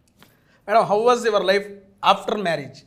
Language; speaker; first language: Telugu; native; Telugu